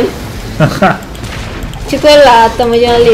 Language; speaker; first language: Hungarian; native; Hungarian